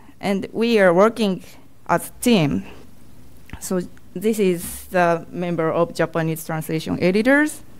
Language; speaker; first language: English; non-native, learner; Japanese